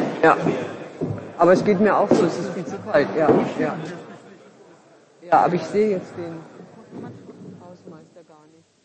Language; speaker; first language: German; native; German